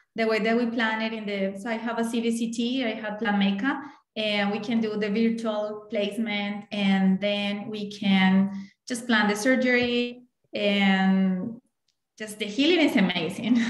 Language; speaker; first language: English; non-native, fluent; Spanish